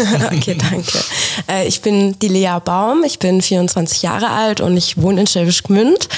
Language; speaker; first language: German; native; German